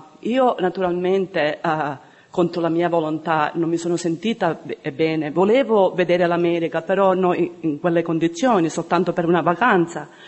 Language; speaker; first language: Italian; native; Italian